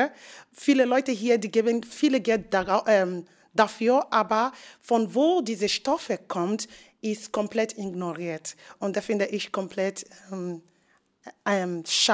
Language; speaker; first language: German; non-native, fluent; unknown